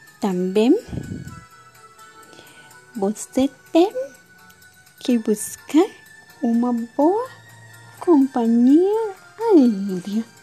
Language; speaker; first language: Portuguese; non-native, learner; Spanish